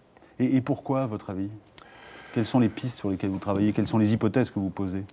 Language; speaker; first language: French; native; French